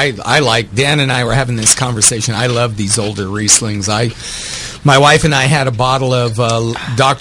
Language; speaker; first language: English; native; English